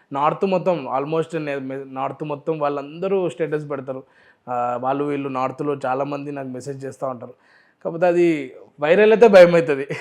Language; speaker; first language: Telugu; non-native, local second language; Urdu